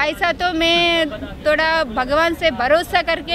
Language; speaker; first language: Hindi; non-native, local second language; Telugu